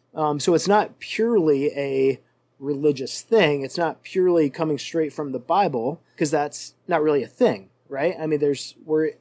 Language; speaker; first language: English; native; English